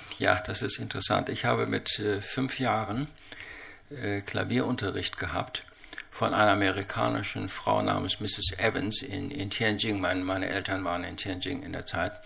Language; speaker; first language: German; early bilingual, heritage; Chinese